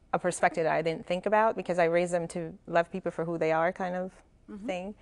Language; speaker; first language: English; non-native, fluent; Spanish